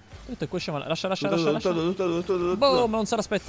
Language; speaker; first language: Italian; native; Italian